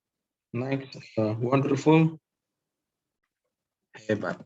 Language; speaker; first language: English; non-native, local second language; Indonesian